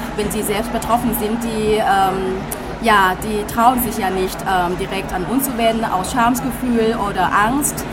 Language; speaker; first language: German; non-native, fluent; Thai